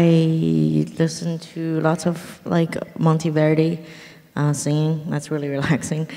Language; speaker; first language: English; early bilingual, other home language; Chinese